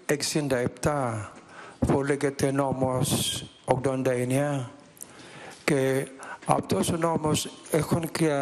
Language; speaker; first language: Greek; non-native, learner; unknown